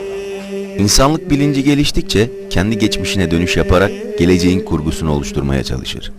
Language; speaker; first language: Turkish; native; Turkish